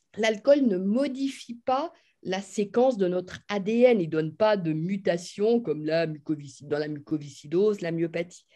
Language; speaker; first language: French; native; French